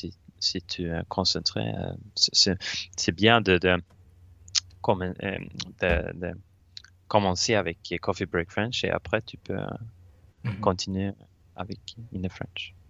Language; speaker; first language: French; non-native, learner; Swedish